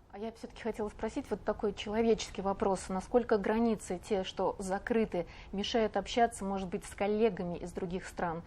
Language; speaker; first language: Russian; native; Russian